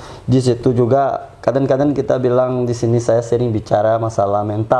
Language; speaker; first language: Indonesian; non-native, fluent; Portuguese